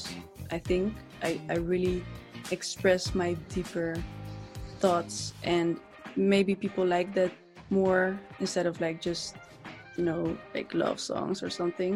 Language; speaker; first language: English; non-native, fluent; Dutch